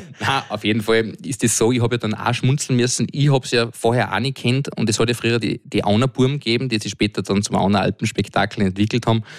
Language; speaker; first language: German; native; German